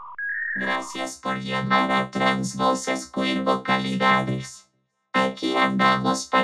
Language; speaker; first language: Spanish; native; Spanish